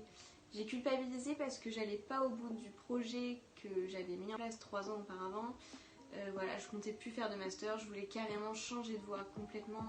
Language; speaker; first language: French; native; French